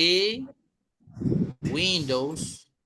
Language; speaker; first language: English; non-native, fluent; Spanish